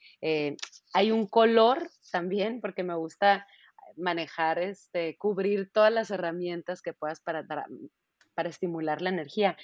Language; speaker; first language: Spanish; native; Spanish